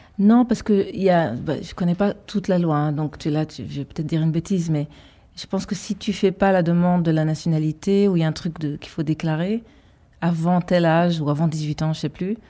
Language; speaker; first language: French; early bilingual, heritage; Hebrew